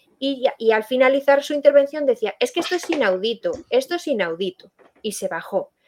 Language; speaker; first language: Spanish; native; Spanish